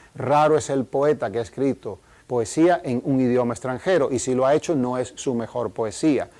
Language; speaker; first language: Spanish; native; Spanish